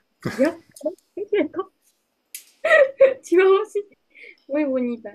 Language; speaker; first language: Spanish; non-native, learner; Japanese